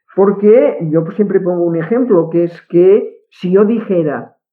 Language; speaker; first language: Spanish; non-native, local second language; Catalan